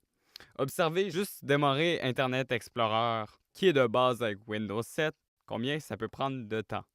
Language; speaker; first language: French; native; French